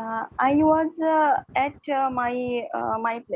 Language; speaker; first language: English; non-native, learner; Bangla